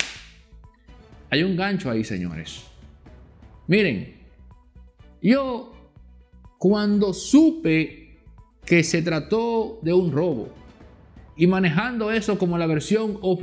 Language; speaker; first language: Spanish; native; Spanish